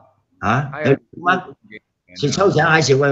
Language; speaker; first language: Chinese; non-native, local second language; Cantonese